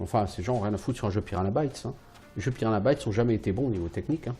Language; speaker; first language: French; native; French